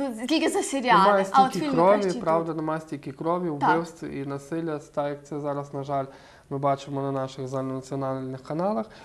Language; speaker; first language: Ukrainian; native; Ukrainian